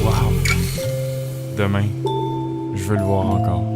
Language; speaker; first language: French; native; French